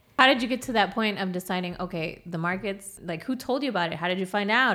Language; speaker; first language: English; early bilingual, other home language; Spanish